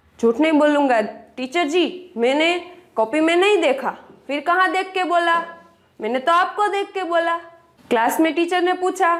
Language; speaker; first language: Hindi; non-native, local second language; Gujarati